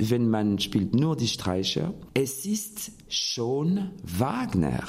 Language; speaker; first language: German; non-native, fluent; French